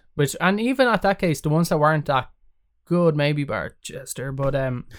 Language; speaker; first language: English; native; English